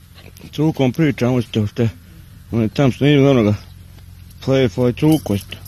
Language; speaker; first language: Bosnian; early bilingual, heritage; Bosnian